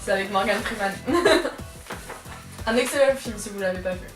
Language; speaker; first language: French; native; French